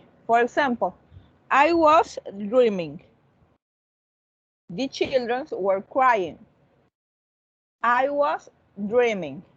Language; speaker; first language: English; non-native, fluent; Spanish